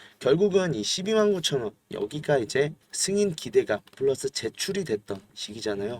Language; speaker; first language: Korean; native; Korean